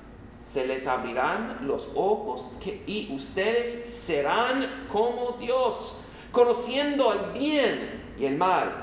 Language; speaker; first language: Spanish; non-native, fluent; English